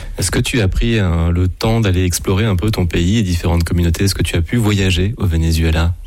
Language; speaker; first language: French; native; French